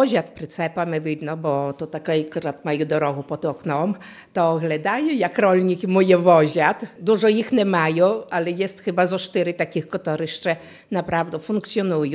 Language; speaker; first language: Polish; non-native, local second language; Ukrainian